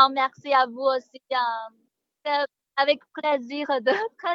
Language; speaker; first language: French; non-native, learner; Chinese